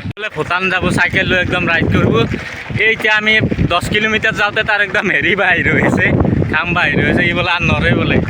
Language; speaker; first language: Assamese; non-native, local second language; Bangla